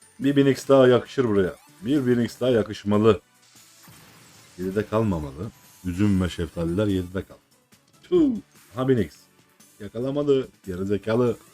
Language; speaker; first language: Turkish; native; Turkish